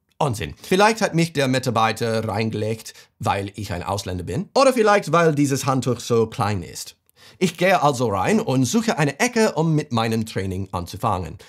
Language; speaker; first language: German; non-native, fluent; English